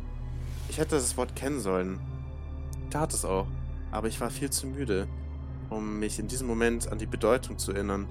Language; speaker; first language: German; native; German